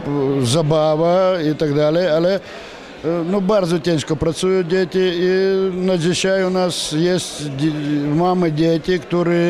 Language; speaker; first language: Polish; non-native, fluent; Ukrainian